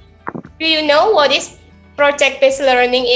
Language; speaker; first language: English; non-native, learner; Indonesian